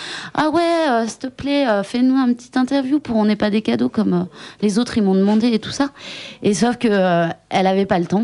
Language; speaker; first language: French; native; French